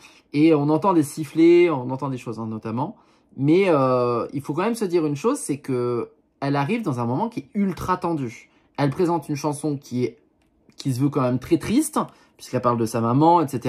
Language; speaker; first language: French; native; French